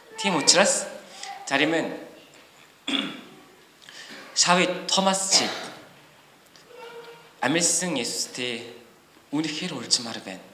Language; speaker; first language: Mongolian; non-native, learner; Korean